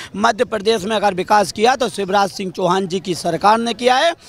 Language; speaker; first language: Hindi; native; Hindi